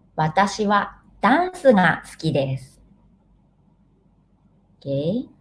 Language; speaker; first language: Japanese; non-native, fluent; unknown